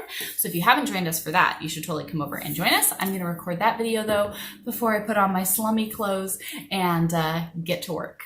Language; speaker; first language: English; native; English